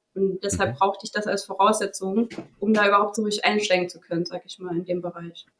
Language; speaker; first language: German; native; German